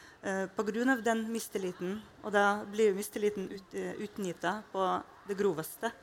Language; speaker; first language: Norwegian; non-native, fluent; Russian